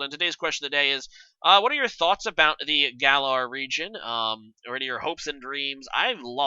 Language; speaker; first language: English; native; English